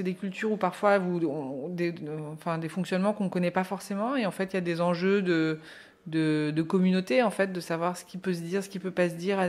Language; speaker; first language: French; native; French